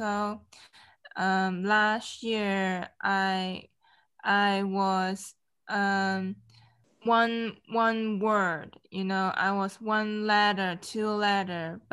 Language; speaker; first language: English; non-native, local second language; Cantonese